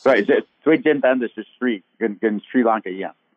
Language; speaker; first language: Chinese; non-native, learner; English